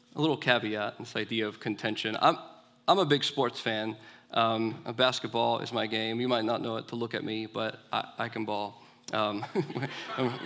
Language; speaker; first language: English; native; English